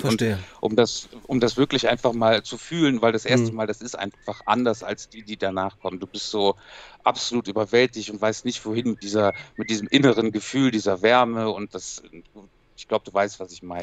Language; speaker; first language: German; native; German